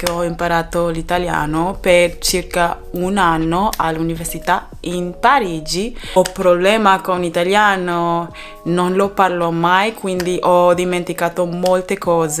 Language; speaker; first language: Italian; non-native, learner; German